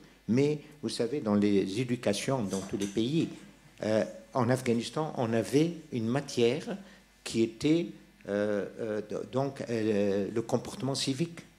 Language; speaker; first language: French; non-native, local second language; Persian